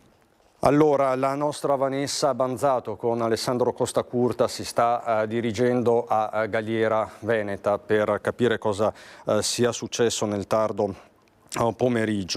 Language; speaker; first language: Italian; native; Italian